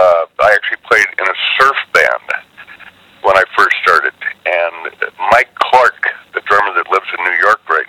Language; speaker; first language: English; native; English